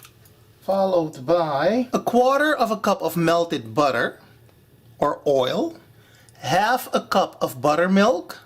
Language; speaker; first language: English; non-native, fluent; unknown